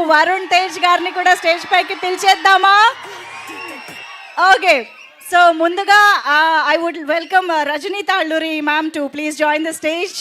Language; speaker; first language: Telugu; native; Telugu